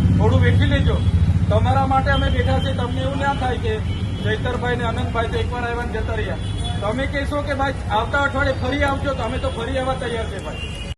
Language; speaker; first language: Gujarati; non-native, local second language; Vasavi